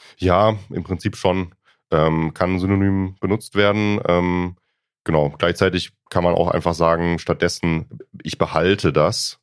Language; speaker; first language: German; native; German